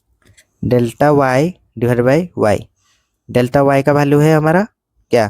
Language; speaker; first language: Hindi; native; Hindi